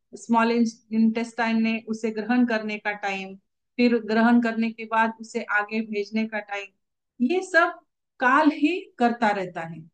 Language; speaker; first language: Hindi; non-native, local second language; Marathi